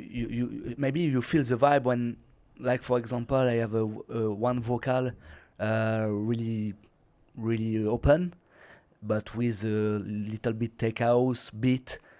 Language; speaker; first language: English; non-native, learner; French